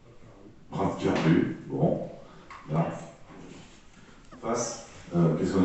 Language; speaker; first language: French; native; French